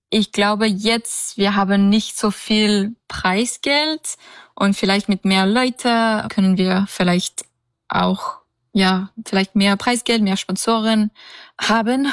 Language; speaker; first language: German; non-native, learner; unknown